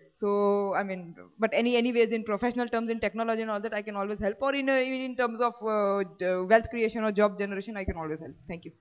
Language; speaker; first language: English; non-native, local second language; Gujarati